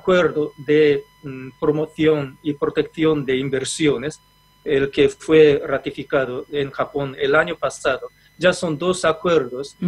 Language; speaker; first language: Spanish; non-native, fluent; Japanese